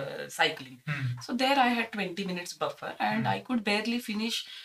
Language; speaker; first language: English; non-native, local second language; Marathi